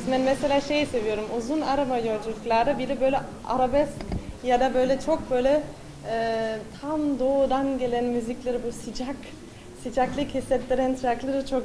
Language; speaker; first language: Turkish; non-native, fluent; German